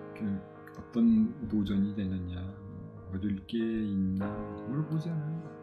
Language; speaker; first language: Korean; non-native, fluent; French